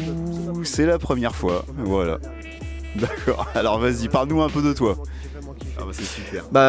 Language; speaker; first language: French; native; French